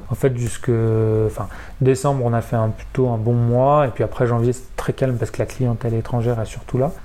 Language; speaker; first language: French; native; French